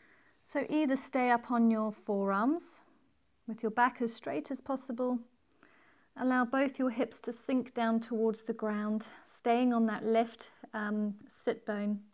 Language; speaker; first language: English; native; English